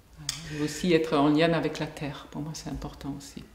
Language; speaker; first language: French; non-native, fluent; German